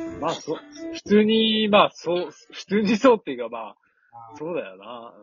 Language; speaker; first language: Japanese; native; Japanese